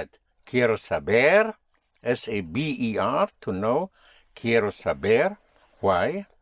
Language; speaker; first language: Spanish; non-native, fluent; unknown